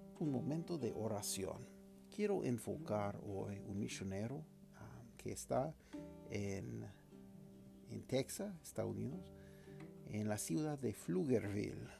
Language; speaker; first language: Spanish; non-native, fluent; English